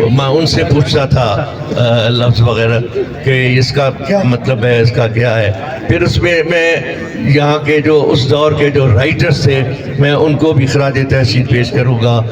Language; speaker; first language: Urdu; non-native, local second language; Sindhi